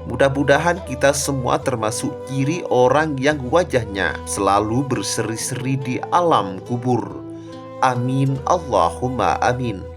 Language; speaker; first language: Indonesian; native; Indonesian